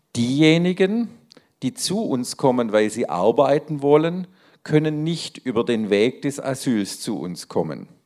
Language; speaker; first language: German; native; German